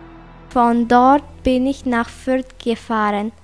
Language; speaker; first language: German; non-native, learner; Greek